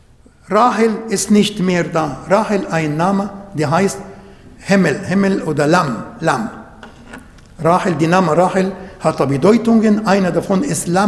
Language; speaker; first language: German; non-native, fluent; Arabic